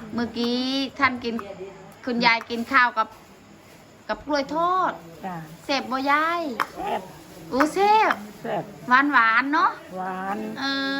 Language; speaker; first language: Thai; native; Thai